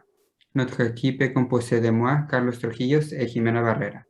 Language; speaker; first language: French; non-native, learner; Spanish